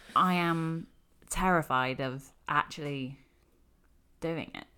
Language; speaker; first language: English; native; English